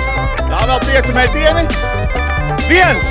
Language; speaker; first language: Latvian; native; Latvian